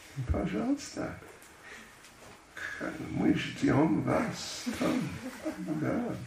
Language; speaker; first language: Russian; non-native, learner; English